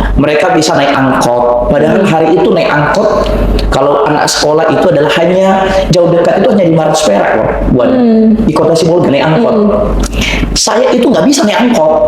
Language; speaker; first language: Indonesian; non-native, local second language; Nias